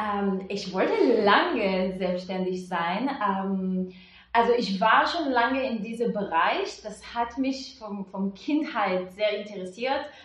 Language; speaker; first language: German; non-native, fluent; Hebrew